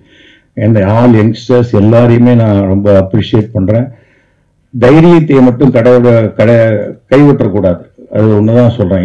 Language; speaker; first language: Tamil; native; Tamil